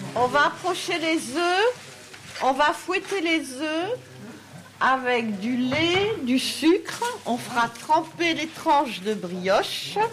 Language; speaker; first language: French; native; French